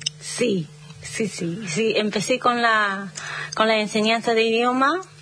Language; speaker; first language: Spanish; non-native, learner; Japanese